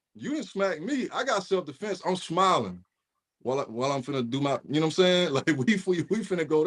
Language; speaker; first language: English; native; English